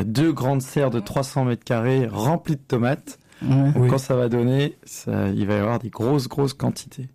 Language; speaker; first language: French; native; French